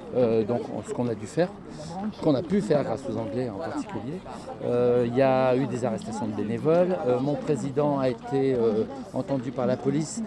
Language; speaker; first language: French; native; French